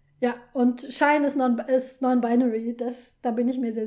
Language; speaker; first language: German; native; German